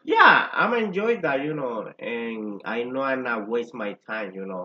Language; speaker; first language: English; non-native, learner; Spanish